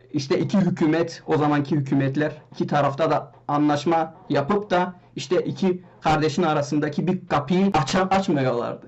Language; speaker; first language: Turkish; non-native, local second language; Kurdish